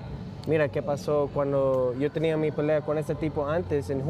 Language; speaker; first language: Spanish; early bilingual, heritage; English